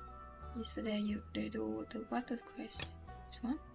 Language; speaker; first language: English; non-native, learner; Vietnamese